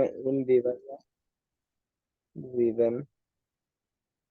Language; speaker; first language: German; non-native, learner; Bangla